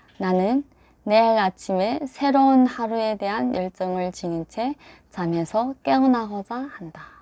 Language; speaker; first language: Korean; native; Korean